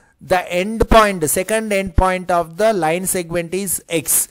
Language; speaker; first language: English; non-native, local second language; Telugu